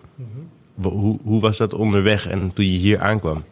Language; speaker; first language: Dutch; native; Dutch